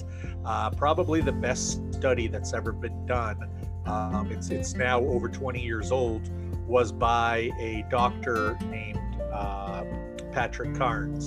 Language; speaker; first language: English; native; English